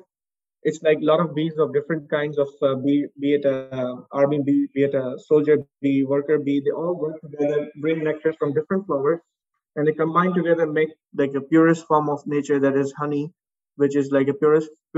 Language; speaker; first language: English; non-native, local second language; Urdu